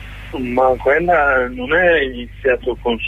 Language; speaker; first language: Italian; non-native, learner; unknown